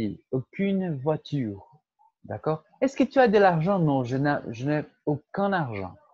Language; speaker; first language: French; non-native, fluent; Portuguese